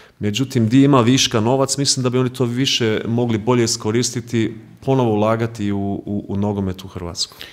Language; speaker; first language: Croatian; early bilingual, heritage; Croatian